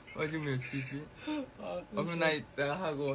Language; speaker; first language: Korean; non-native, fluent; Thai